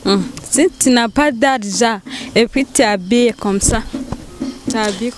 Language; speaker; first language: French; non-native, learner; Rundi